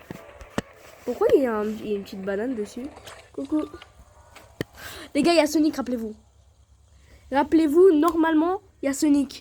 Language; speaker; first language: French; native; French